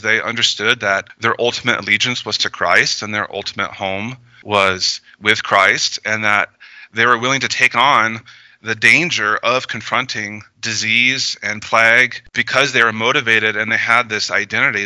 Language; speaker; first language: English; native; English